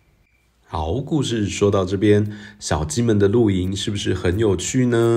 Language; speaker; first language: Chinese; native; Chinese